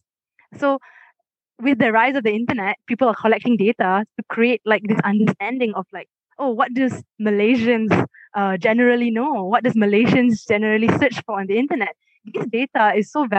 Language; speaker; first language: English; non-native, local second language; Malay